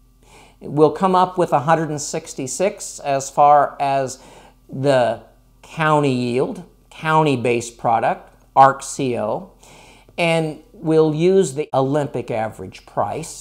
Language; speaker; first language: English; native; English